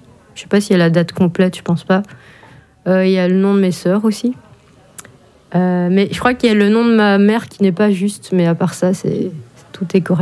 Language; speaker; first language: French; native; French